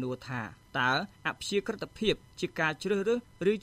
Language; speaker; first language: Khmer; native; Khmer